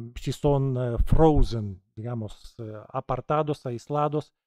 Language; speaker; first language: Spanish; non-native, fluent; Ukrainian